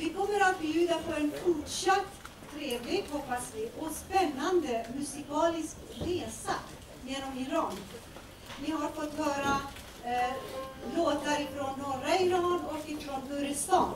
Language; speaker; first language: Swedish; non-native, fluent; Persian